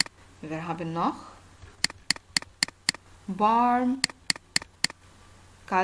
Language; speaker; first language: German; non-native, fluent; Arabic